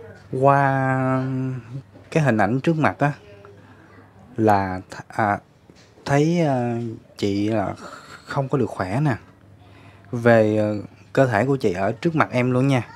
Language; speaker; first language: Vietnamese; native; Vietnamese